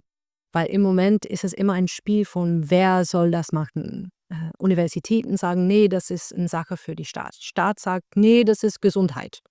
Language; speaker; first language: German; non-native, fluent; Dutch